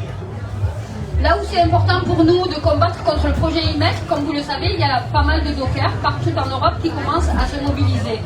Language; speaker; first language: French; native; French